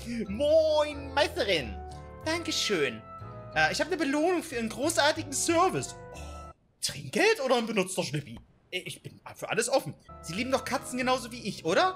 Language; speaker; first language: German; native; German